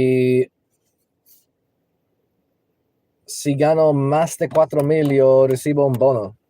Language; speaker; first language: Spanish; non-native, learner; English